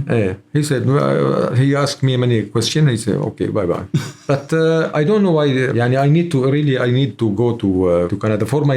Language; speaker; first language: English; non-native, learner; Arabic